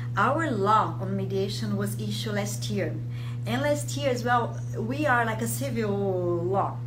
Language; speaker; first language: English; non-native, fluent; Portuguese